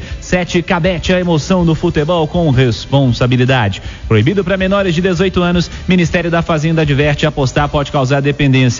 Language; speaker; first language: Portuguese; native; Portuguese